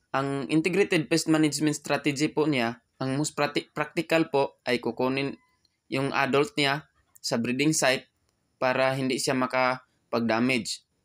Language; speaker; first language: Filipino; non-native, local second language; Cebuano